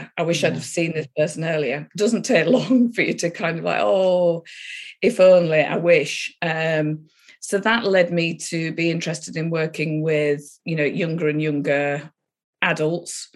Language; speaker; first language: English; native; English